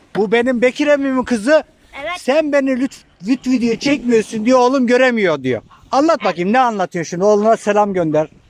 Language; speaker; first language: Turkish; native; Turkish